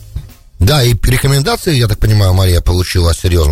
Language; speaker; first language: Russian; native; Russian